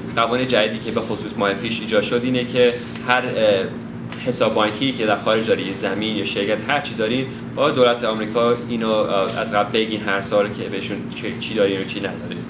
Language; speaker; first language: Persian; early bilingual, heritage; Persian